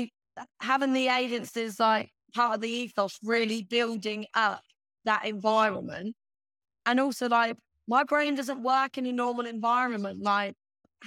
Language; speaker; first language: English; native; English